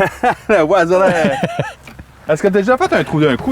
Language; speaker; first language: French; native; French